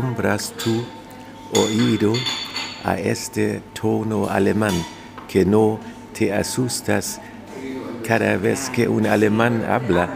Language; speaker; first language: Spanish; non-native, fluent; German